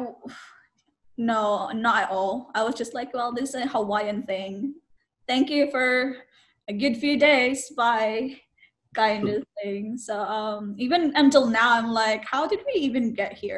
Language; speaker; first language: English; non-native, local second language; Cebuano